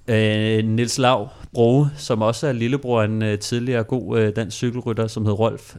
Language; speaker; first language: Danish; native; Danish